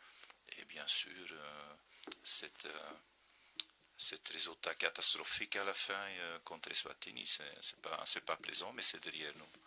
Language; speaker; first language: French; non-native, fluent; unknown